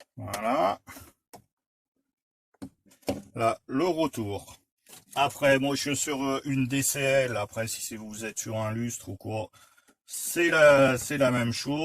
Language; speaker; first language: French; native; French